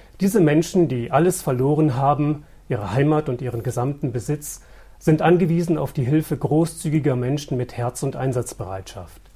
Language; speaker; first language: German; native; German